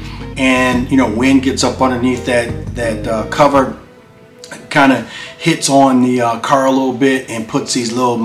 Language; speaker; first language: English; native; English